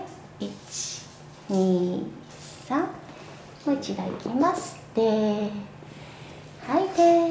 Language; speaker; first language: Japanese; native; Japanese